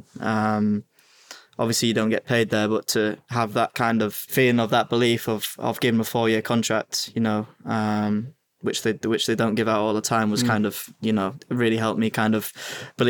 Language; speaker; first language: English; native; English